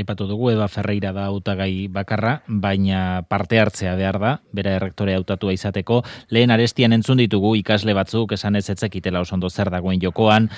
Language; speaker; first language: Basque; native; Basque